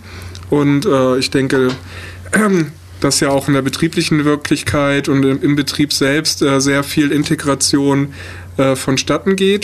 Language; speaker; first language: German; native; German